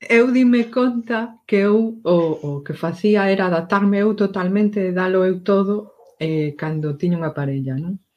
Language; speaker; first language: Galician; non-native, local second language; Spanish